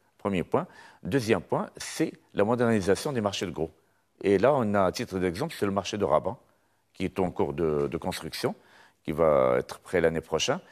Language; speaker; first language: French; non-native, local second language; Arabic